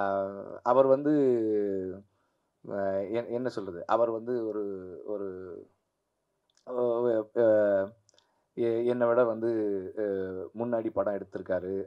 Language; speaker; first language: Tamil; native; Tamil